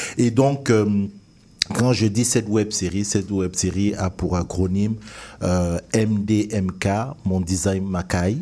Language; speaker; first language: French; non-native, local second language; Duala